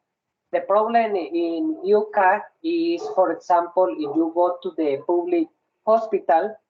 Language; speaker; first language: English; non-native, learner; Spanish